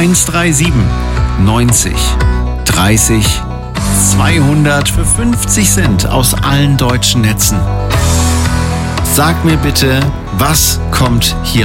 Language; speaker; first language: German; native; German